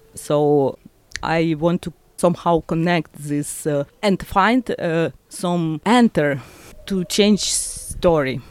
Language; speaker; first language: English; non-native, learner; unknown